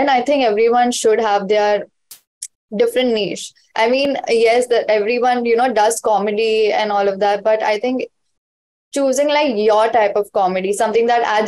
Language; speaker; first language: English; non-native, local second language; Hindi